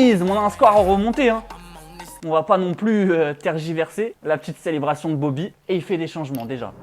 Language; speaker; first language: French; native; French